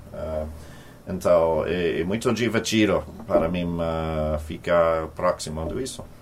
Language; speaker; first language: Portuguese; non-native, learner; English